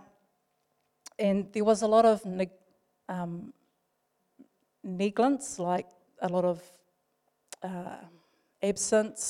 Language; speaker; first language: English; native; English